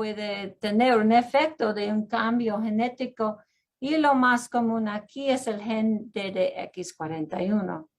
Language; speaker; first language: Spanish; early bilingual, heritage; Spanish